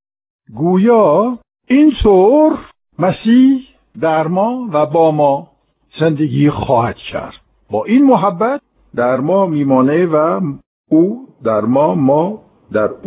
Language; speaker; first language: Persian; non-native, fluent; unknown